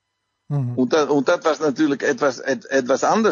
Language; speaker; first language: German; non-native, learner; Dutch